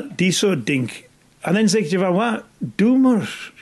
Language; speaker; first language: Dutch; non-native, fluent; English